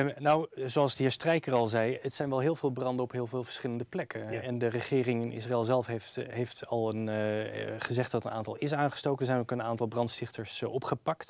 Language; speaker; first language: Dutch; native; Dutch